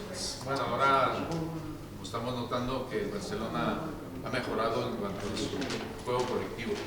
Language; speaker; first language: Spanish; native; Spanish